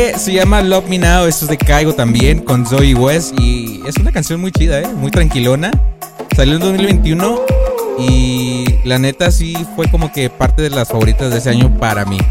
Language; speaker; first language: Spanish; native; Spanish